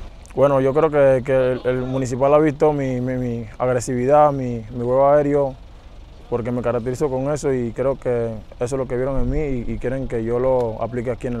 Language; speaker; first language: Spanish; native; Spanish